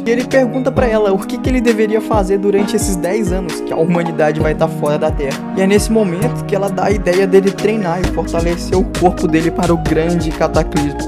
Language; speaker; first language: Portuguese; native; Portuguese